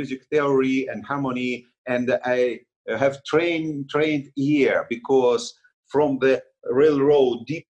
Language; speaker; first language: English; non-native, learner; Russian